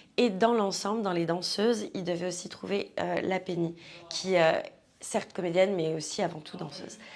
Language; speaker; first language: French; native; French